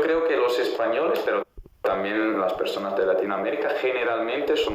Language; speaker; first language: Spanish; non-native, fluent; Italian